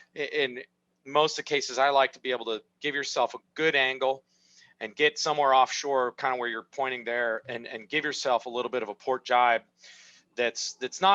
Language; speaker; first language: English; native; English